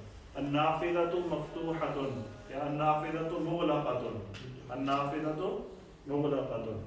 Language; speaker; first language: Arabic; non-native, fluent; Urdu